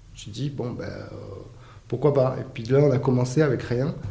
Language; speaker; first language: French; native; French